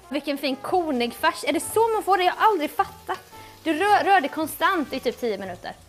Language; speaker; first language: Swedish; native; Swedish